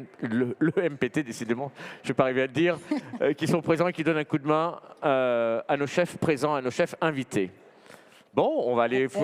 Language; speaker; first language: French; native; French